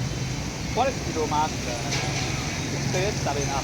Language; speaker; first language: Spanish; non-native, learner; Vietnamese